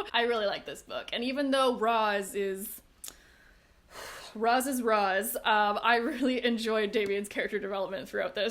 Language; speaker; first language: English; native; English